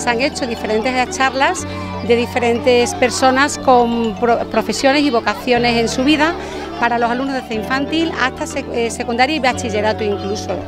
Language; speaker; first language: Spanish; native; Spanish